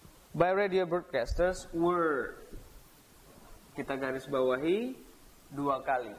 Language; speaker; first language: English; non-native, fluent; Indonesian